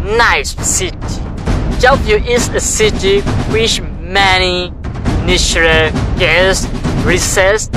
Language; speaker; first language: English; non-native, learner; Burmese